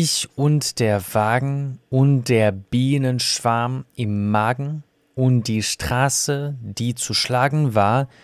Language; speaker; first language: German; non-native, fluent; Russian